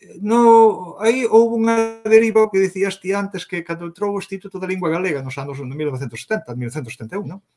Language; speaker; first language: Galician; native; Galician